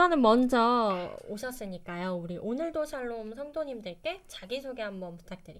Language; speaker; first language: Korean; native; Korean